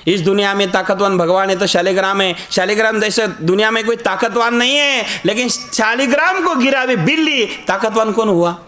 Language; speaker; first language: Hindi; non-native, local second language; Marathi